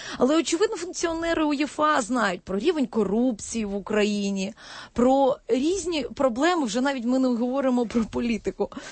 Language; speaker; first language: Ukrainian; native; Ukrainian